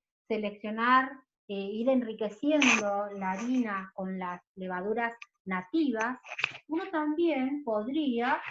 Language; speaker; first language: Spanish; native; Spanish